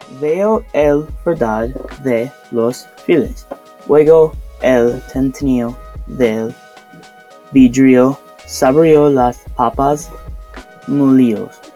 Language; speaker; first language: Spanish; non-native, learner; English